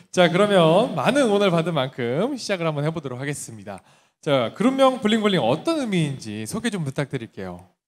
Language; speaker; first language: Korean; native; Korean